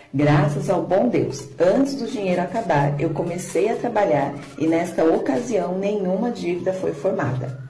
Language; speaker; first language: Portuguese; native; Portuguese